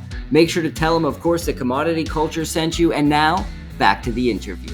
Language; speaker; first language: English; native; English